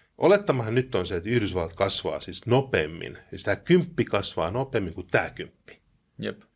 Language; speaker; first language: Finnish; early bilingual, heritage; Finnish